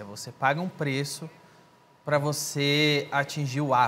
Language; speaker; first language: Portuguese; native; Portuguese